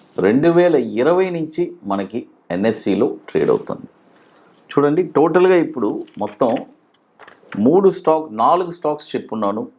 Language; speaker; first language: Telugu; native; Telugu